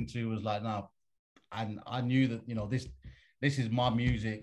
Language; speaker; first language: English; native; English